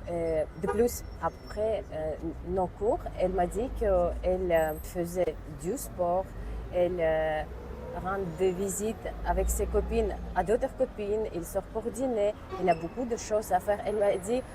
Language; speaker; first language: French; non-native, learner; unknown